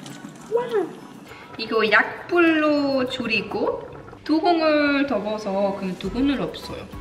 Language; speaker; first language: Korean; non-native, fluent; German